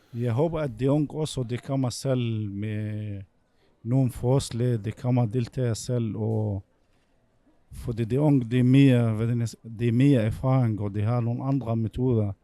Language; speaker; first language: Danish; non-native, fluent; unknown